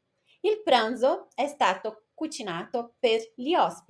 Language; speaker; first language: Italian; non-native, fluent; Portuguese